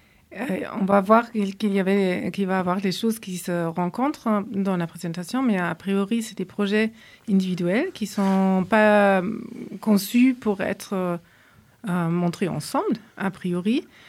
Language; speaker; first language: French; non-native, fluent; German